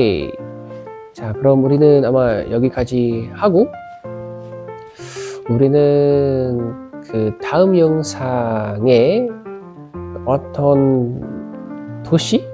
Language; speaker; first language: Korean; non-native, learner; Indonesian